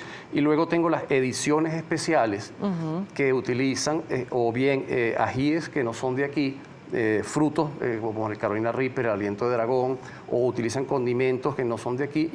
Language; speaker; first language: Spanish; native; Spanish